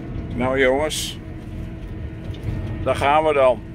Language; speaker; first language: Dutch; native; Dutch